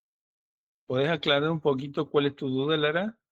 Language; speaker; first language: Spanish; native; Spanish